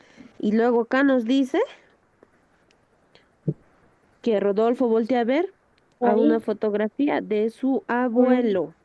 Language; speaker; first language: Spanish; native; Spanish